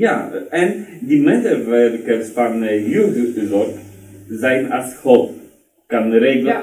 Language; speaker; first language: Dutch; non-native, learner; Polish